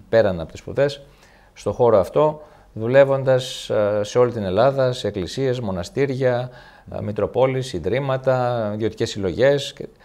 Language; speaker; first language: Greek; native; Greek